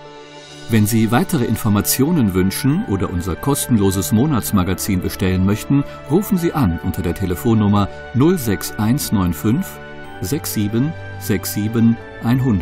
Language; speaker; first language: German; native; German